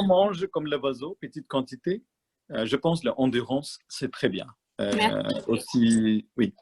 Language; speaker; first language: French; non-native, learner; Malayalam